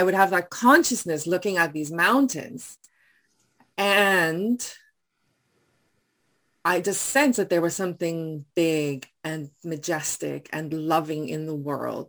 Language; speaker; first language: English; non-native, local second language; Afrikaans